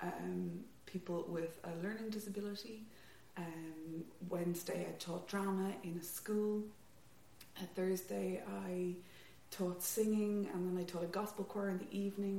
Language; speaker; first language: English; native; English